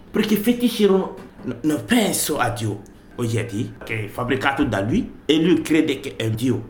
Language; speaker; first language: Italian; non-native, learner; Bambara